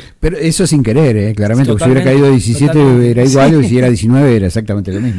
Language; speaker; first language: Spanish; native; Spanish